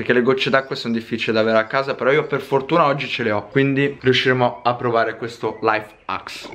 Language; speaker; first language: Italian; native; Italian